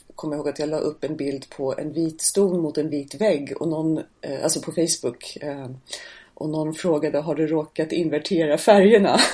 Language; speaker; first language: Swedish; non-native, fluent; English